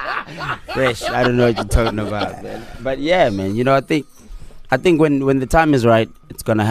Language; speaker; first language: English; non-native, local second language; Tswana